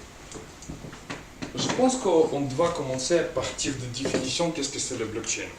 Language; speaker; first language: French; non-native, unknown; Russian